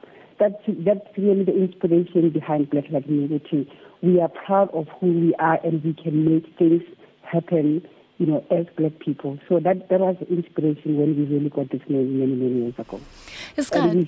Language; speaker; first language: English; non-native, local second language; Tswana